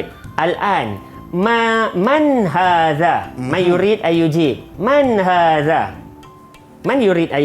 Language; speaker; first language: Arabic; non-native, fluent; Malay